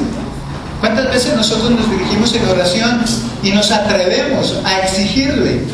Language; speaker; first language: Spanish; native; Spanish